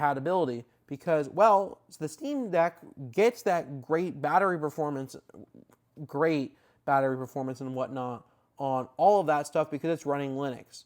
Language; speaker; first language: English; native; English